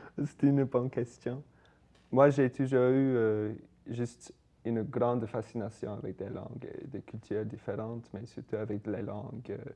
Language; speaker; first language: French; non-native, fluent; Swedish